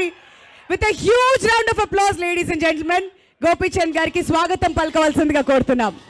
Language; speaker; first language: Telugu; native; Telugu